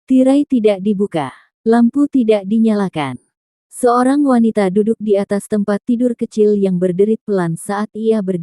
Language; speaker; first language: Indonesian; native; Indonesian